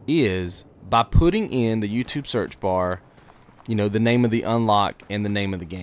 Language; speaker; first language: English; native; English